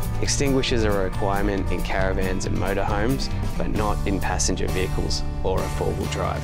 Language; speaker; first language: English; native; English